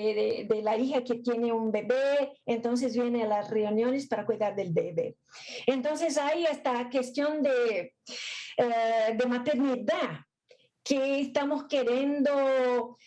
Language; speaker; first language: Spanish; non-native, fluent; Portuguese